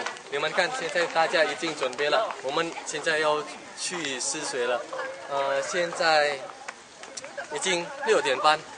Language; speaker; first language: Chinese; non-native, learner; Indonesian